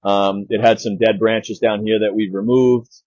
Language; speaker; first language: English; native; English